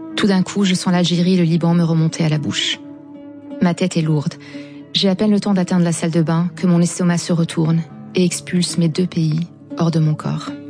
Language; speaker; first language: French; non-native, local second language; Arabic